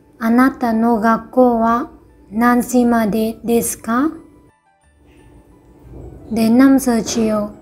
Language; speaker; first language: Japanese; non-native, fluent; Vietnamese